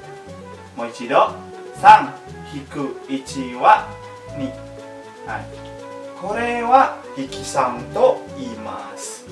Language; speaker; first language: Japanese; non-native, learner; Indonesian